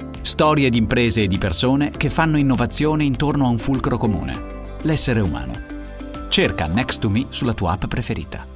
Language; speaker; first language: Italian; native; Italian